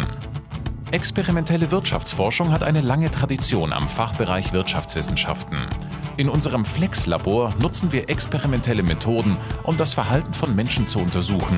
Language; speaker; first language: German; native; German